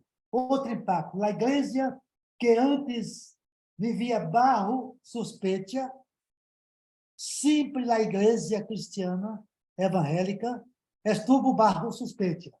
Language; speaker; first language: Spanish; non-native, learner; Portuguese